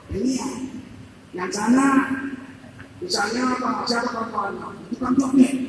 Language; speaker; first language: Indonesian; native; Indonesian